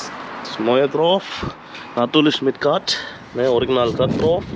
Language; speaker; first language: German; non-native, learner; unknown